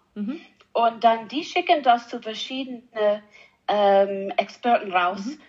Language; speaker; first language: German; non-native, learner; English